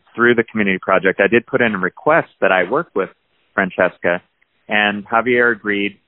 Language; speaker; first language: English; native; English